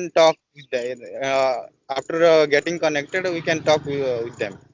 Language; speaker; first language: English; non-native, learner; Odia